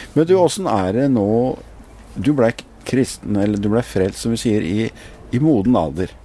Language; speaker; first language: Norwegian; native; Norwegian